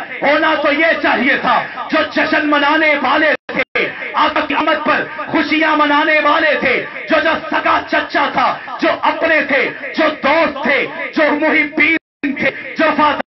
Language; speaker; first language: Urdu; non-native, local second language; Punjabi